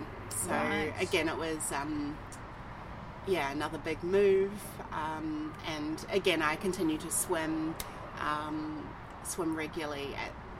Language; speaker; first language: English; native; English